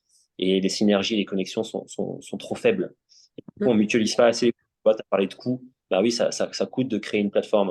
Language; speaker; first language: French; native; French